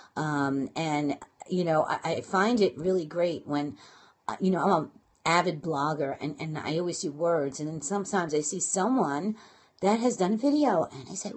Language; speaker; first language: English; native; English